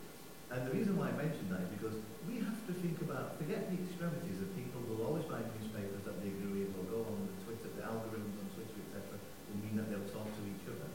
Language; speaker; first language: English; native; English